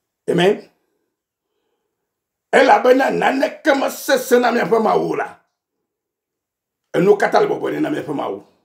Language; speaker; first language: French; non-native, local second language; Ewe